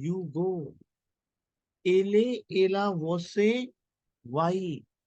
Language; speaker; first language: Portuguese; non-native, learner; Hindi